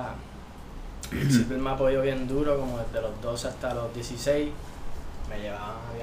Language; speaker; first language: Spanish; native; Spanish